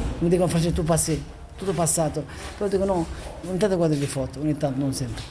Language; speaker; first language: Italian; non-native, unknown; Arabic